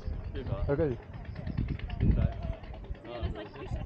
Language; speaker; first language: Korean; native; Korean